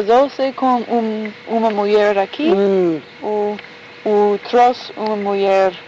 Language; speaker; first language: Portuguese; non-native, fluent; English